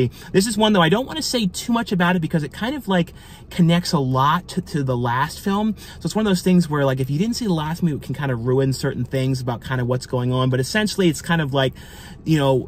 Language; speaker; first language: English; native; English